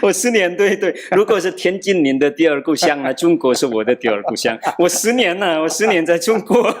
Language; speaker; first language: Chinese; non-native, fluent; Madurese